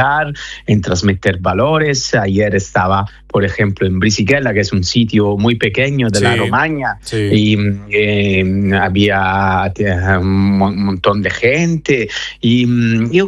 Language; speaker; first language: Spanish; non-native, fluent; Italian